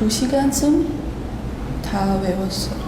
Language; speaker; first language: Korean; non-native, learner; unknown